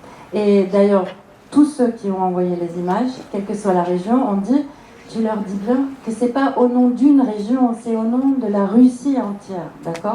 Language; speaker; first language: French; native; French